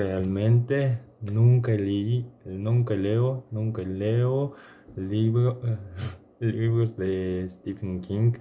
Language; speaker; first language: Spanish; non-native, learner; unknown